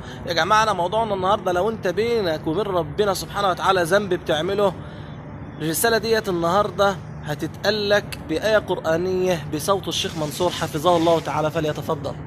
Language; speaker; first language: Arabic; native; Arabic